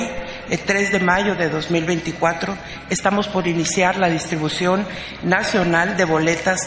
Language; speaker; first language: Spanish; native; Spanish